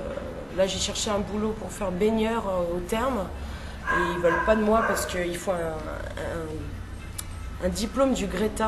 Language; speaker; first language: French; native; French